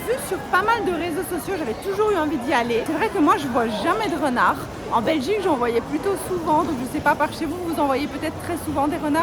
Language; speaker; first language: French; native; French